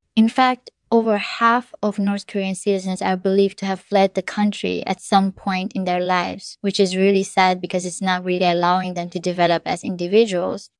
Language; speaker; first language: English; non-native, fluent; Korean